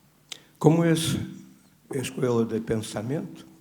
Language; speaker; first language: Spanish; non-native, learner; Russian